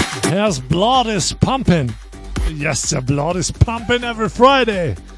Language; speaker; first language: English; non-native, learner; German